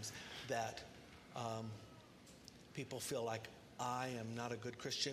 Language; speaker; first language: English; native; English